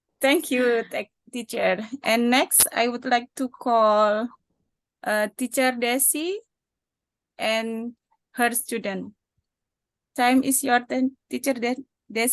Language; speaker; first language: English; non-native, learner; Indonesian